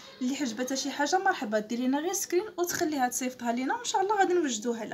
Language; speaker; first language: Arabic; native; Arabic